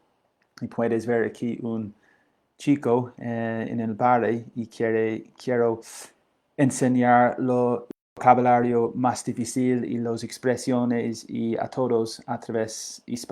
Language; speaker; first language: Spanish; non-native, learner; English